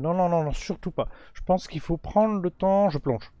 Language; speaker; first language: French; native; French